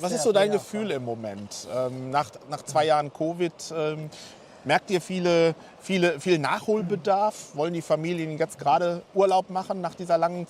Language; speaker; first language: German; native; German